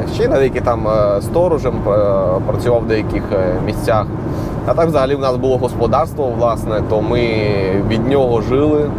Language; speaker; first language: Ukrainian; non-native, local second language; Russian